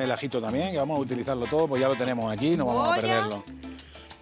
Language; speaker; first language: Spanish; native; Spanish